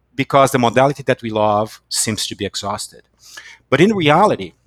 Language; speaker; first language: English; non-native, fluent; Portuguese